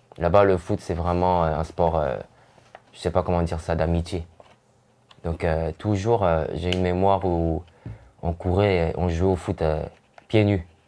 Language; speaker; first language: French; non-native, local second language; Korean